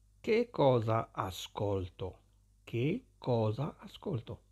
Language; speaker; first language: Italian; non-native, fluent; Arabic